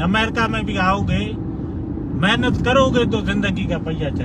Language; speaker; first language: Hindi; non-native, local second language; Sindhi